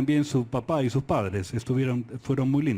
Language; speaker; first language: Spanish; native; Spanish